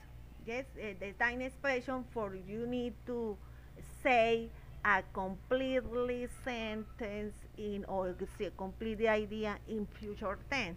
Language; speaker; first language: English; non-native, learner; Spanish